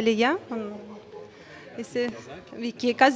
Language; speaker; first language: French; non-native, fluent; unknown